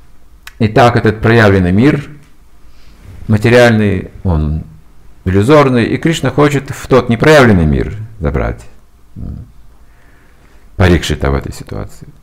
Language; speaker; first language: Russian; native; Russian